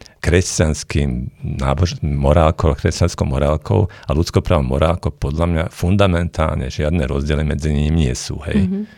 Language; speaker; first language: Slovak; non-native, local second language; Hungarian